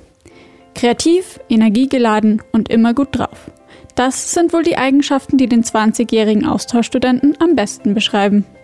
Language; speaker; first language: German; native; German